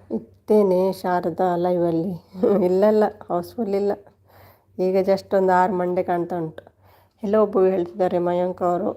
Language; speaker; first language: Kannada; non-native, local second language; Tulu